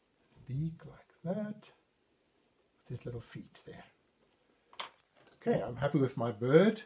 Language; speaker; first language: English; non-native, fluent; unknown